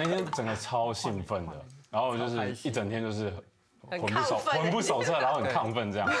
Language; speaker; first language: Chinese; native; Chinese